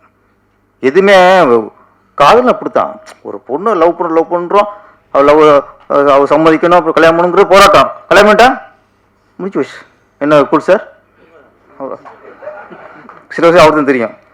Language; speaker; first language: Tamil; native; Tamil